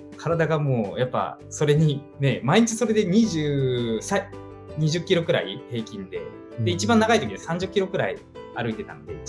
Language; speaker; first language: Japanese; native; Japanese